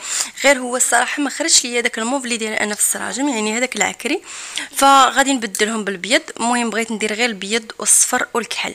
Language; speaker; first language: Arabic; native; Arabic